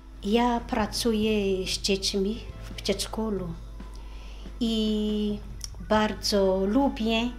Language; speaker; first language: Polish; non-native, learner; Malagasy